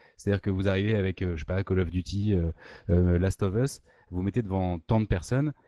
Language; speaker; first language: French; native; French